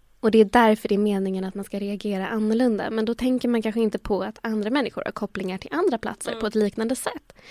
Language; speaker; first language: Swedish; native; Swedish